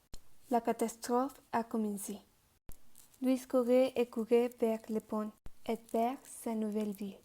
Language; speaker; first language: French; non-native, learner; Spanish